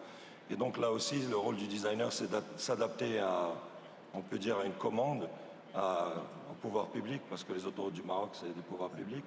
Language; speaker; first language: French; non-native, local second language; Arabic